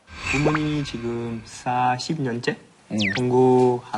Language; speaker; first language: Korean; non-native, fluent; French